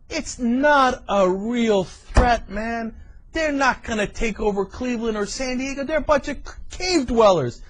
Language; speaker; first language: English; native; English